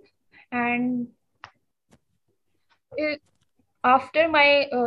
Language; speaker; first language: English; non-native, local second language; Punjabi